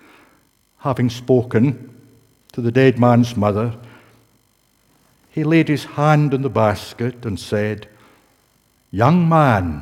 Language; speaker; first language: English; native; English